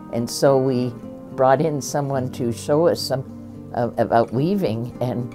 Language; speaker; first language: English; native; English